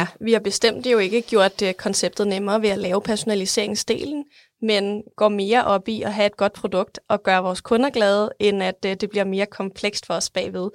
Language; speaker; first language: Danish; native; Danish